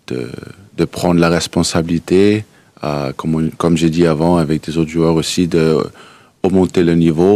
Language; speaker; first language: French; non-native, fluent; Danish